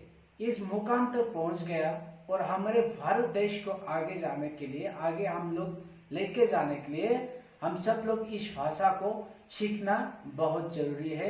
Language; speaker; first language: Hindi; non-native, local second language; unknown